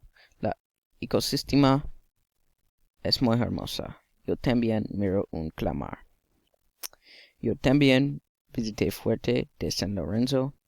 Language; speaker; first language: Spanish; non-native, learner; English